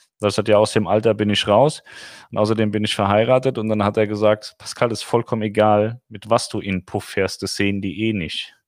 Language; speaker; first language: German; native; German